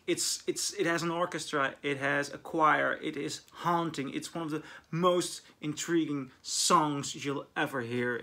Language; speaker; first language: English; non-native, fluent; Dutch